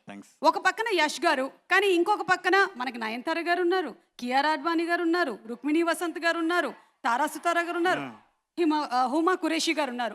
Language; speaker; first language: Telugu; native; Telugu